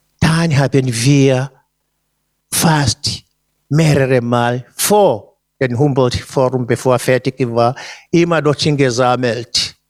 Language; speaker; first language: German; non-native, fluent; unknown